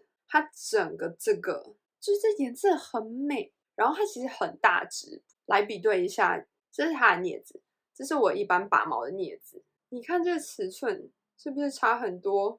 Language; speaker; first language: Chinese; native; Chinese